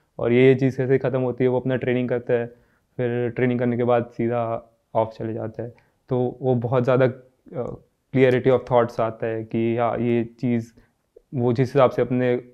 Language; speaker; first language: Hindi; non-native, local second language; Gujarati